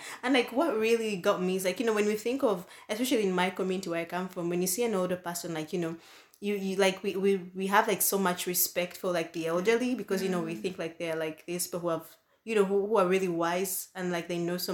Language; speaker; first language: English; non-native, local second language; Ganda